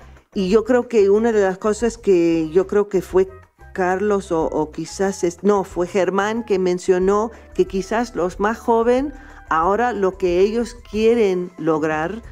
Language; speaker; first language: Spanish; non-native, fluent; English